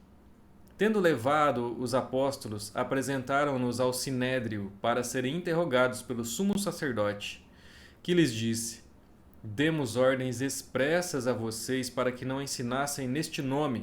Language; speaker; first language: Portuguese; native; Portuguese